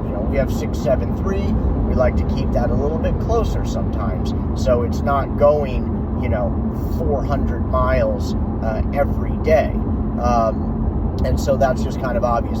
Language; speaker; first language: English; native; English